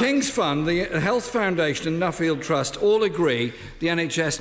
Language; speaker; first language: English; native; English